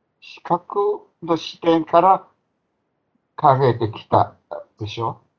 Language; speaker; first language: Japanese; non-native, fluent; Chinese